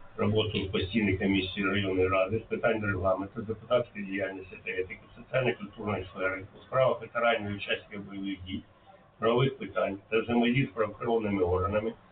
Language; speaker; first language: Ukrainian; non-native, local second language; Russian